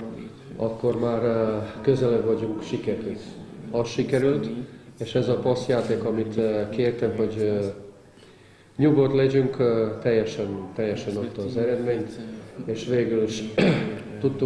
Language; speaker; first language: Hungarian; non-native, learner; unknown